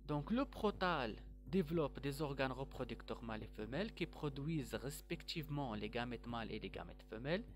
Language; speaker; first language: French; non-native, local second language; Arabic